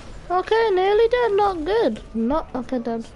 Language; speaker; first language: English; native; English